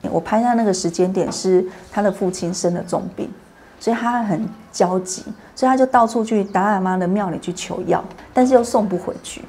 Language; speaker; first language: Chinese; native; Chinese